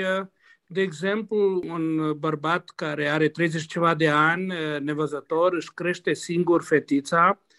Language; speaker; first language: Romanian; non-native, local second language; Hungarian